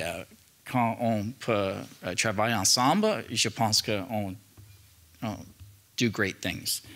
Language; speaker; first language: French; non-native, learner; English